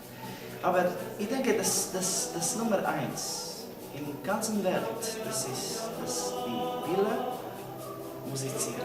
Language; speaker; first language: German; non-native, fluent; Latvian